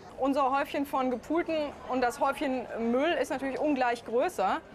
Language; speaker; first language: German; native; German